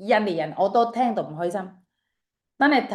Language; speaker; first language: Cantonese; non-native, fluent; Indonesian